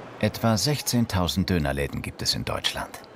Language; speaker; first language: German; native; German